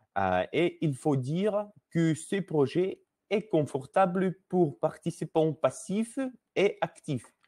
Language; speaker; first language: French; non-native, learner; Russian